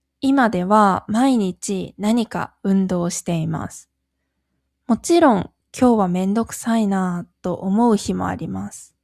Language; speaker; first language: Japanese; native; Japanese